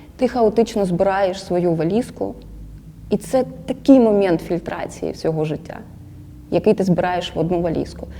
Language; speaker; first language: Ukrainian; native; Ukrainian